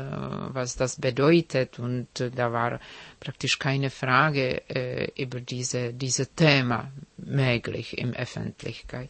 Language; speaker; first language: German; non-native, fluent; Czech